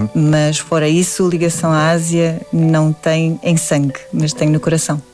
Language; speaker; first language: Portuguese; early bilingual, heritage; Indonesian